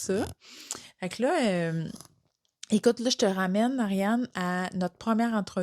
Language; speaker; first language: French; native; French